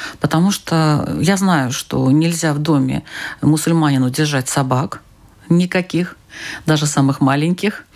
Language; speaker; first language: Russian; native; Russian